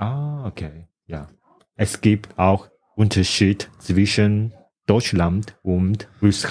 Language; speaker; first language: German; non-native, learner; Chinese